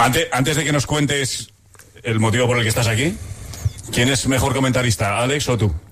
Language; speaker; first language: Spanish; native; Spanish